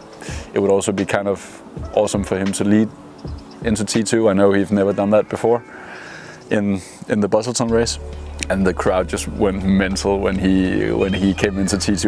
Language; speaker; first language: English; non-native, fluent; Danish